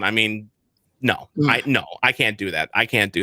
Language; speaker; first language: English; native; English